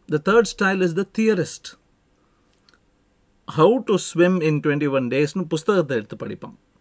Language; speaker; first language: English; non-native, local second language; Tamil